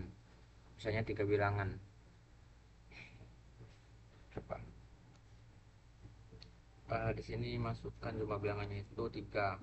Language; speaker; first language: Indonesian; native; Indonesian